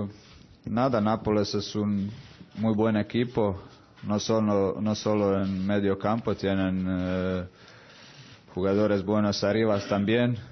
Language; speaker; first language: Spanish; non-native, fluent; Croatian